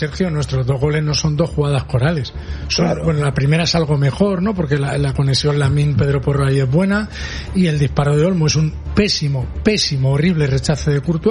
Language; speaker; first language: Spanish; native; Spanish